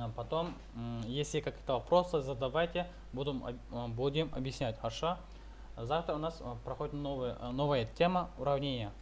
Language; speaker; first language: Russian; non-native, local second language; Kazakh